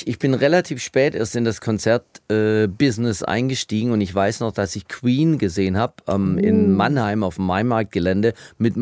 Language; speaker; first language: German; native; German